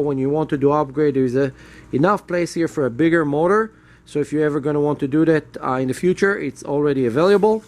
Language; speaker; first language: English; non-native, fluent; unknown